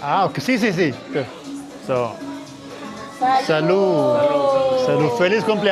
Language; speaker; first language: Spanish; non-native, learner; Urdu